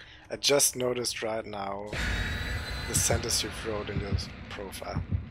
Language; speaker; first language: English; non-native, fluent; German